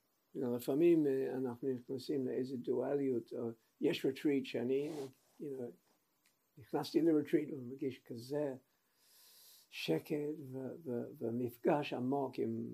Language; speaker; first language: Hebrew; non-native, fluent; English